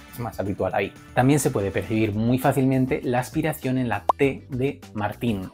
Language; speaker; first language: Spanish; native; Spanish